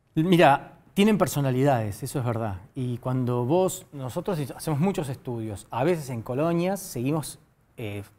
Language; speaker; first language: Spanish; native; Spanish